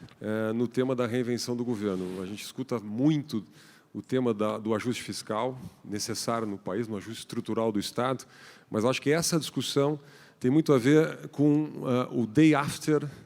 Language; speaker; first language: Portuguese; native; Portuguese